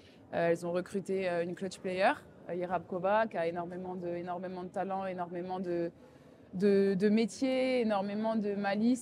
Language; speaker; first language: French; native; French